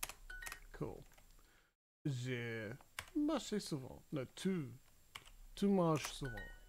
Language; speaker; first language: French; non-native, learner; English